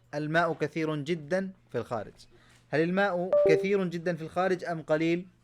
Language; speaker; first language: Arabic; non-native, fluent; Bangla